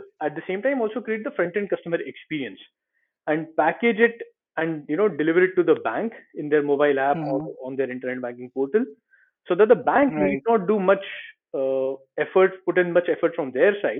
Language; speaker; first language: English; non-native, local second language; Marathi